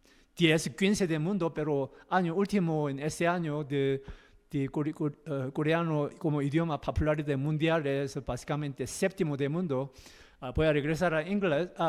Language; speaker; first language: Spanish; non-native, learner; Korean